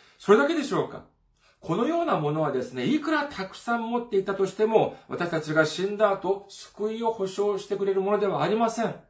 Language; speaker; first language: Japanese; non-native, fluent; Korean